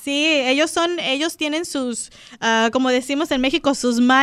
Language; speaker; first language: Spanish; native; Spanish